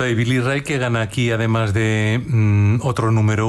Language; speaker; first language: Spanish; native; Spanish